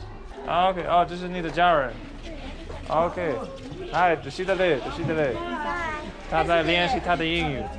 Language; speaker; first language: Chinese; non-native, fluent; English